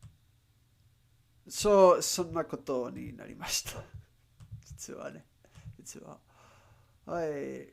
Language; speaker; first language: Japanese; non-native, learner; Spanish